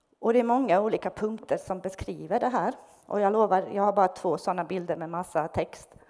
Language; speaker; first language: Swedish; non-native, fluent; Bosnian